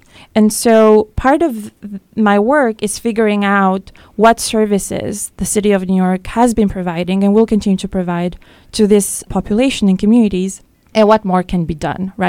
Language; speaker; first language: English; non-native, fluent; French